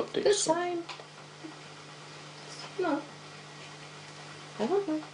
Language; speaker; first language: English; non-native, fluent; Swedish